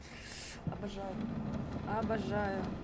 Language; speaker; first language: Russian; native; Russian